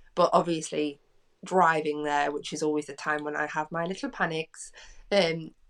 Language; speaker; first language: English; native; English